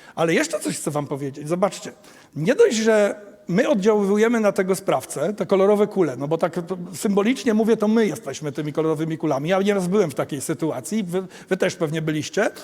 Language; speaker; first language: Polish; native; Polish